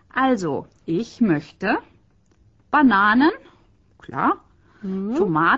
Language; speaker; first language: German; non-native, fluent; Finnish